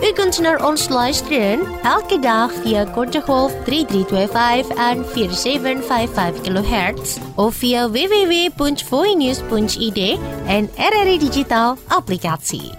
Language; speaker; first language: Dutch; non-native, fluent; Indonesian